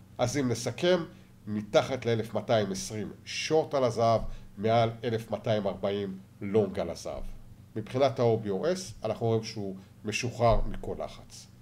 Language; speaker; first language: Hebrew; native; Hebrew